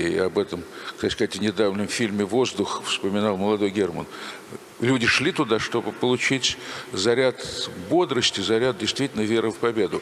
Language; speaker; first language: Russian; native; Russian